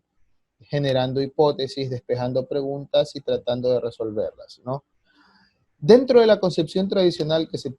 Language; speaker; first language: Spanish; native; Spanish